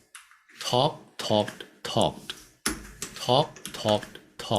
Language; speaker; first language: English; non-native, fluent; Korean